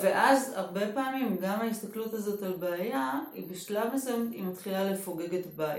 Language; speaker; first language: Hebrew; native; Hebrew